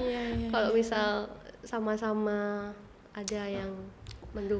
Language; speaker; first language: Indonesian; native; Indonesian